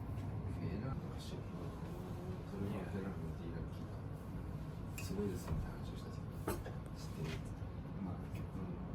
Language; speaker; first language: Japanese; native; Japanese